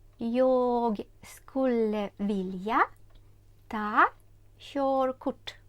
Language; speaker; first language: Swedish; non-native, fluent; Ukrainian